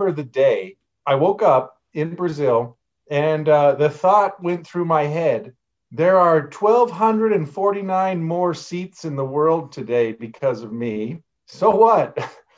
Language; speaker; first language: English; native; English